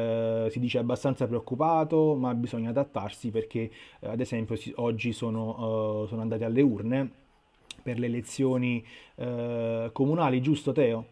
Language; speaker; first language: Italian; native; Italian